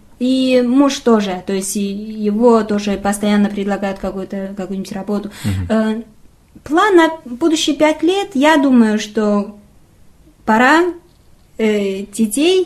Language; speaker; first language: Russian; non-native, fluent; Chinese